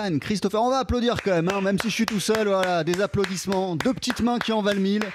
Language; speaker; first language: French; native; French